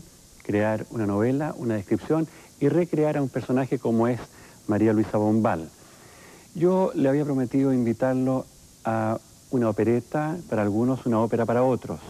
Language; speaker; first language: Spanish; native; Spanish